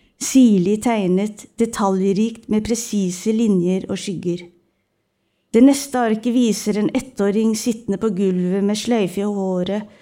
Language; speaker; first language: Norwegian; early bilingual, other home language; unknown